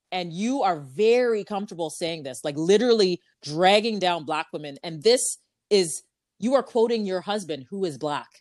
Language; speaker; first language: English; native; English